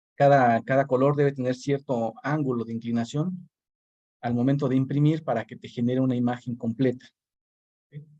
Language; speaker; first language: Spanish; native; Spanish